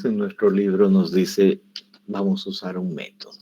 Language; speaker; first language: Spanish; native; Spanish